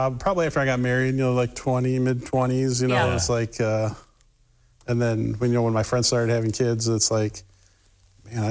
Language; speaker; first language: English; native; English